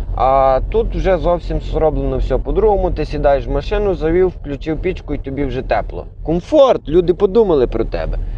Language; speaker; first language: Ukrainian; native; Ukrainian